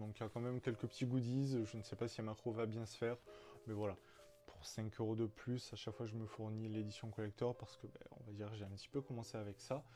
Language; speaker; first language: French; native; French